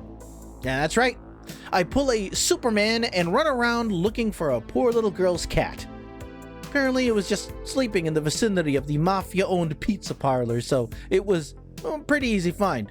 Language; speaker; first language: English; native; English